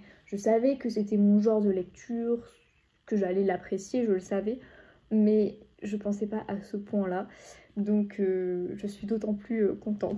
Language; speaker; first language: French; native; French